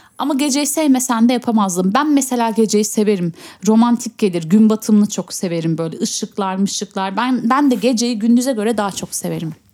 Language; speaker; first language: Turkish; early bilingual, heritage; Turkish